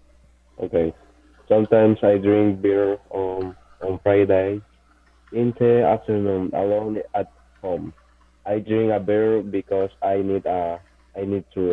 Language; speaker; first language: English; non-native, learner; Spanish